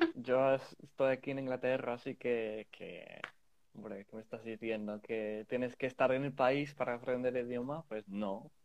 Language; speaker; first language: Spanish; non-native, fluent; English